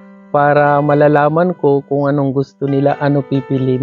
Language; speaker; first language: Filipino; non-native, learner; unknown